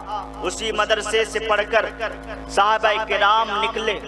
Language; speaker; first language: Urdu; native; Urdu